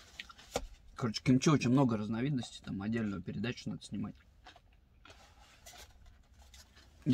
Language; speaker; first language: Russian; native; Russian